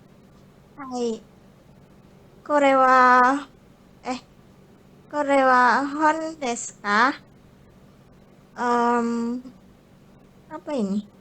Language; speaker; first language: Japanese; non-native, learner; Indonesian